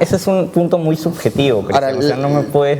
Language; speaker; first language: Spanish; native; Spanish